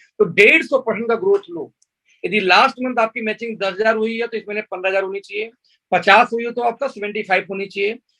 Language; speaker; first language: Hindi; native; Hindi